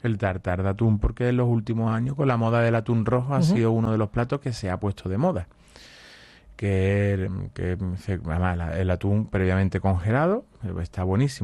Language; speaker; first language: Spanish; native; Spanish